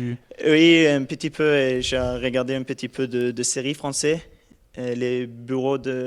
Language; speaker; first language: French; non-native, learner; Norwegian